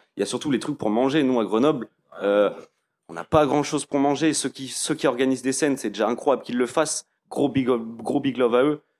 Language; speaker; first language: French; native; French